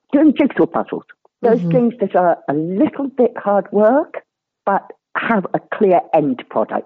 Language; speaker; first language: English; native; English